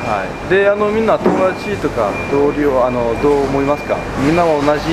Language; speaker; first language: Japanese; non-native, learner; French